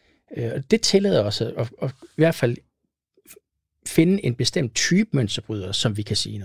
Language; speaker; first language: Danish; native; Danish